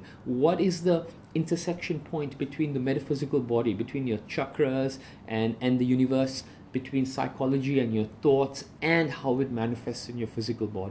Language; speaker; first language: English; native; English